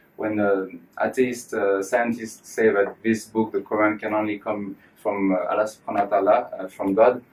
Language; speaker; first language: English; non-native, fluent; French